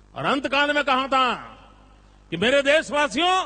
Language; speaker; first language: Hindi; non-native, local second language; Gujarati